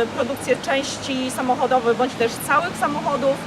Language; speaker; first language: Polish; native; Polish